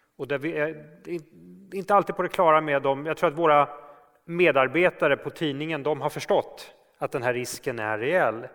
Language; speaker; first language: Swedish; native; Swedish